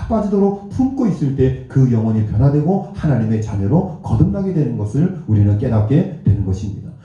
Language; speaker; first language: Korean; native; Korean